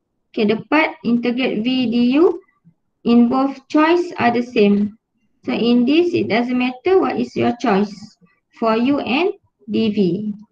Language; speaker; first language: English; non-native, local second language; Malay